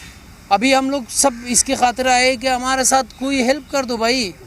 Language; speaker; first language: Hindi; non-native, fluent; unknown